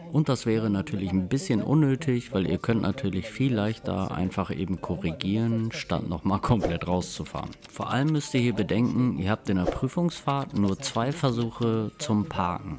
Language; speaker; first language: German; native; German